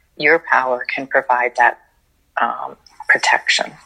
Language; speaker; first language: English; native; English